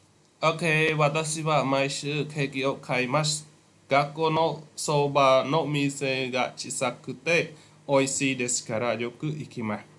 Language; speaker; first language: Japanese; non-native, fluent; Khmer